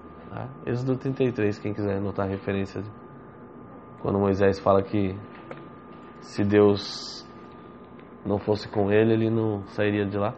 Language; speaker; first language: Portuguese; native; Portuguese